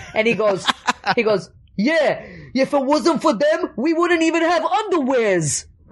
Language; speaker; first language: English; early bilingual, other home language; German